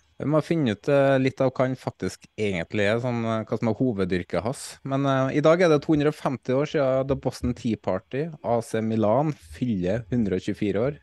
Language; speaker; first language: Norwegian; native; Norwegian